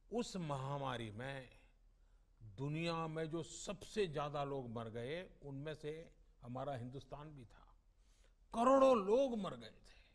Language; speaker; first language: Hindi; non-native, local second language; Gujarati